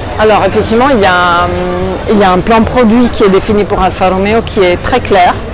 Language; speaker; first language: French; non-native, fluent; Italian